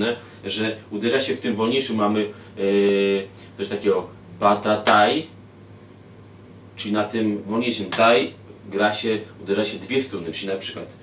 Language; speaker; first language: Polish; native; Polish